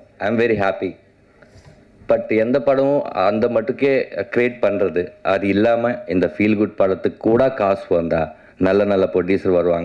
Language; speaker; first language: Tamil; non-native, learner; Telugu